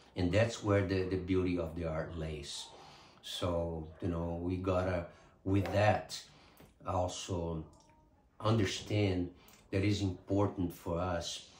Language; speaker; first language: English; non-native, fluent; Portuguese